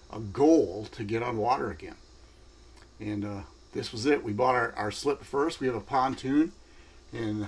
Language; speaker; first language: English; native; English